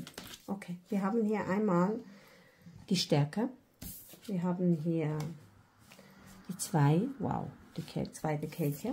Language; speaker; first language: German; non-native, fluent; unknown